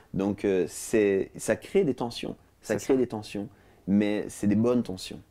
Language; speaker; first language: French; native; French